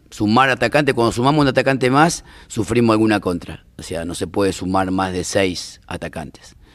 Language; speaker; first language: Spanish; native; Spanish